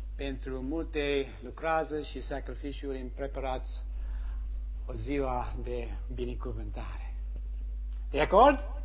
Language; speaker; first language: Romanian; non-native, learner; English